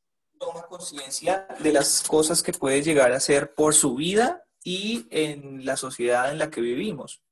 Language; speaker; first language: Spanish; native; Spanish